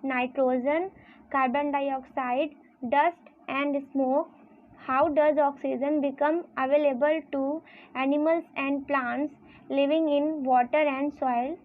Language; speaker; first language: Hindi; native; Hindi